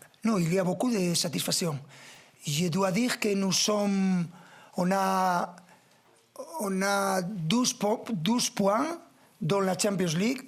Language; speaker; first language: French; non-native, fluent; Spanish